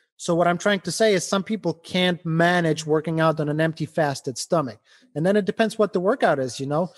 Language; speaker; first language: English; non-native, fluent; Ukrainian